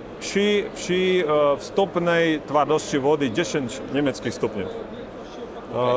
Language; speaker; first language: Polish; non-native, learner; Slovak